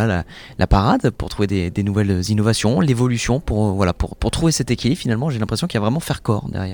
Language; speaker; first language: French; native; French